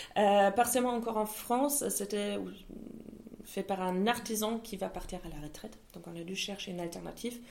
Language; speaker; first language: French; non-native, fluent; German